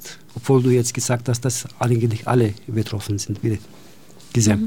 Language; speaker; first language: German; non-native, fluent; Turkish